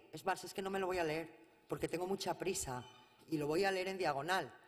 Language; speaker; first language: Spanish; native; Spanish